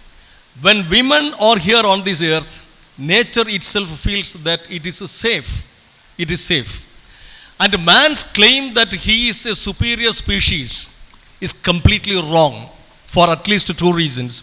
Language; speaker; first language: English; non-native, local second language; Tamil